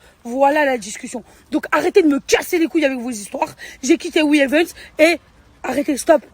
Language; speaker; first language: French; native; French